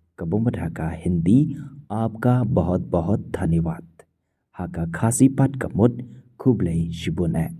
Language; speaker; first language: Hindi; non-native, local second language; Khasi